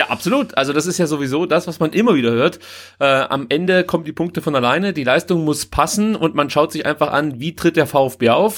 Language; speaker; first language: German; native; German